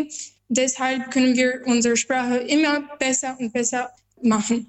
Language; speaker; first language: German; non-native, learner; Albanian